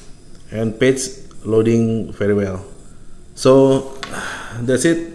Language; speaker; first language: English; non-native, fluent; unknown